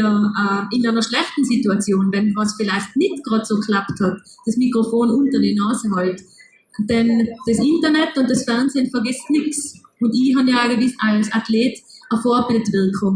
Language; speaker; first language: German; native; German